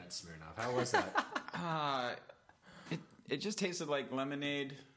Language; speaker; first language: English; native; English